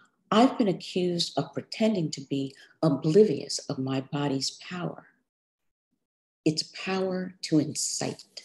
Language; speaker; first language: English; native; English